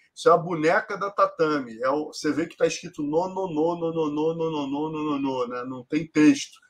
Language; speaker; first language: Portuguese; native; Portuguese